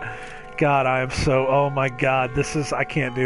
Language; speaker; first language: English; native; English